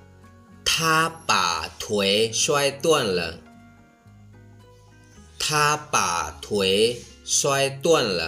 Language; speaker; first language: Chinese; non-native, fluent; Lao